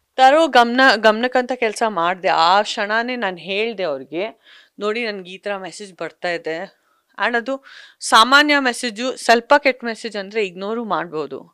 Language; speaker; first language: Kannada; non-native, local second language; Sindhi